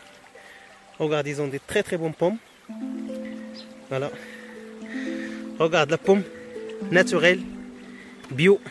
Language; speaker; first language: French; non-native, local second language; Arabic